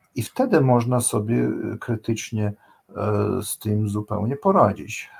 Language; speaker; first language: Polish; non-native, fluent; Ukrainian